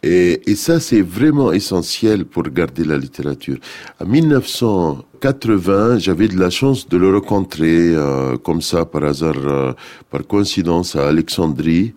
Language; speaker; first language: French; non-native, fluent; Arabic